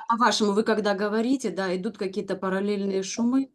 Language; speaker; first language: Russian; native; Russian